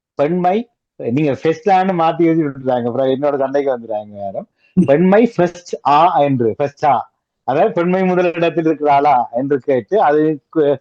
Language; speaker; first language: Tamil; native; Tamil